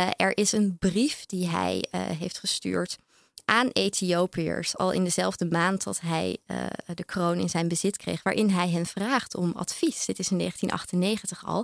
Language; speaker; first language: Dutch; native; Dutch